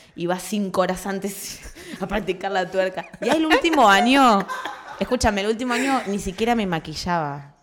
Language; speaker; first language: Spanish; native; Spanish